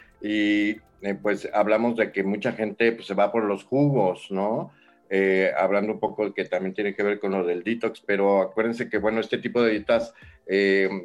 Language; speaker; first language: Spanish; native; Spanish